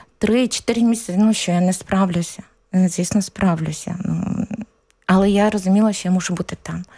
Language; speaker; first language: Ukrainian; native; Ukrainian